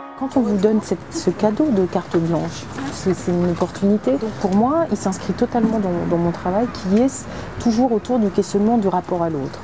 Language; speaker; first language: French; native; French